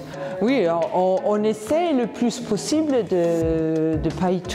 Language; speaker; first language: French; non-native, fluent; English